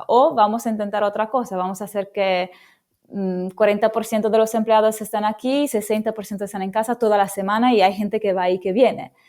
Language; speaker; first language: Spanish; non-native, fluent; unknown